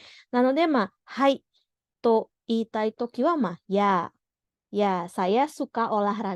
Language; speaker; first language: Japanese; non-native, fluent; Indonesian